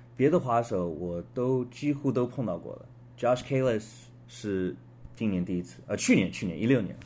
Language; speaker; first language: Chinese; early bilingual, heritage; Chinese